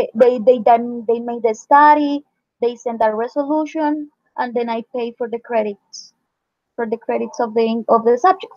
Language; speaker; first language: English; non-native, fluent; Spanish